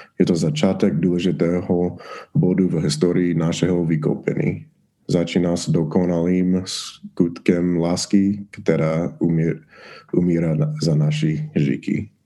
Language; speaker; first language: Czech; non-native, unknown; English